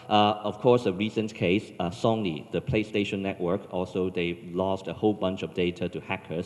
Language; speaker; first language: English; non-native, local second language; Cantonese